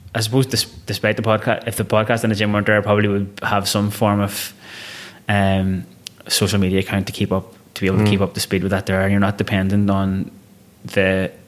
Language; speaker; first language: English; non-native, local second language; Irish